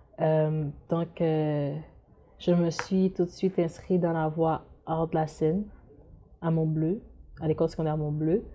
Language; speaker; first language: French; non-native, local second language; Haitian Creole